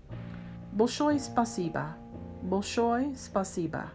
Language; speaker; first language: Russian; non-native, learner; English